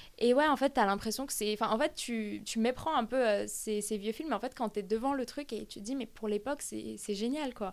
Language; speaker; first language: French; early bilingual, other home language; Armenian